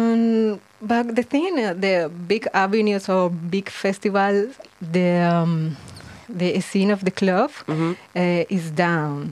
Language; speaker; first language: English; non-native, learner; Spanish